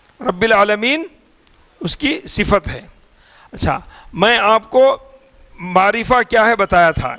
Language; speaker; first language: Urdu; native; Urdu